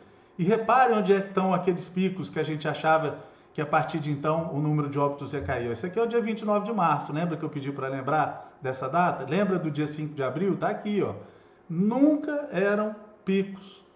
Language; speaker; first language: Portuguese; native; Portuguese